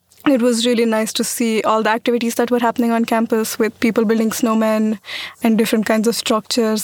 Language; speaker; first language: English; non-native, local second language; Marathi